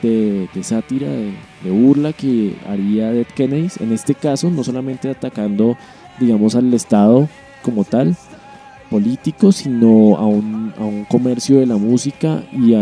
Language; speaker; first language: Spanish; native; Spanish